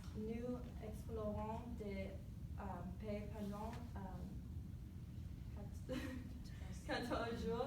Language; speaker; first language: French; non-native, learner; English